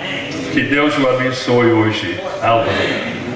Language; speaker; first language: Portuguese; non-native, fluent; English